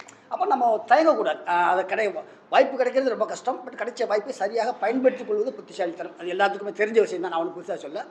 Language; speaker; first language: Tamil; native; Tamil